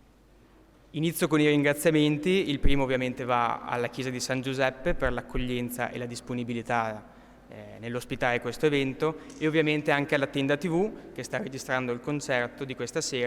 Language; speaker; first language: Italian; native; Italian